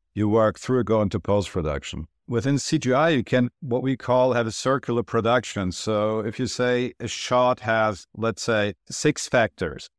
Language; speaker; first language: English; non-native, fluent; Turkish